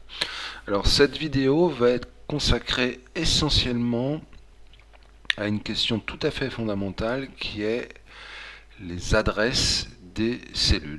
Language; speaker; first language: French; native; French